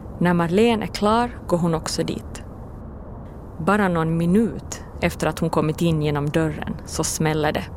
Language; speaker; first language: Swedish; native; Swedish